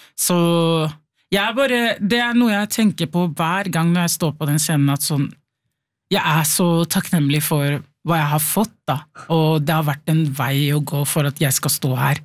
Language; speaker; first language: Norwegian; early bilingual, other home language; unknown